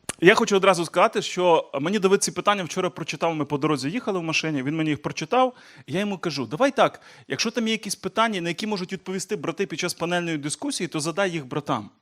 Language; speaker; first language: Ukrainian; native; Ukrainian